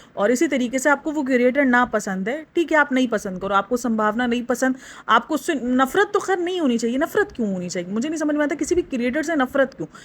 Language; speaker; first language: Urdu; native; Urdu